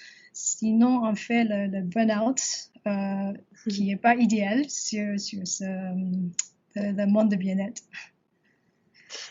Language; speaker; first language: French; non-native, learner; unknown